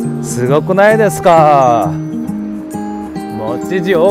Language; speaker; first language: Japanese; non-native, learner; Korean